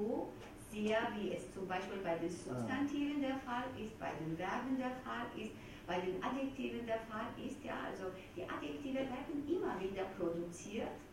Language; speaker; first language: German; non-native, fluent; Georgian